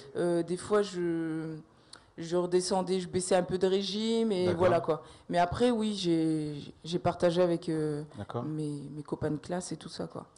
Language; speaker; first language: French; native; French